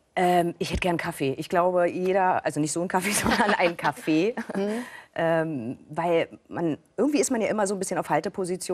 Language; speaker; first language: German; native; German